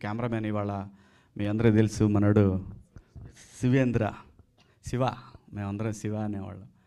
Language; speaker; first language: Telugu; native; Telugu